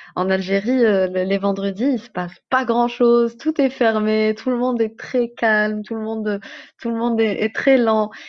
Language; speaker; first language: French; non-native, local second language; Arabic